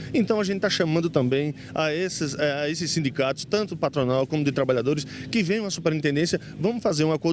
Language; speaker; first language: Portuguese; native; Portuguese